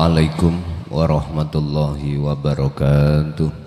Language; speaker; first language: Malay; non-native, local second language; Javanese